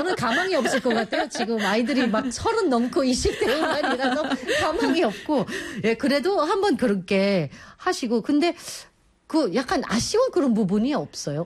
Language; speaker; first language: Korean; native; Korean